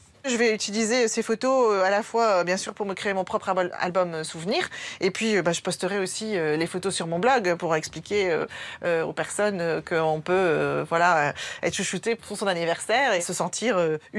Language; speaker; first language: French; native; French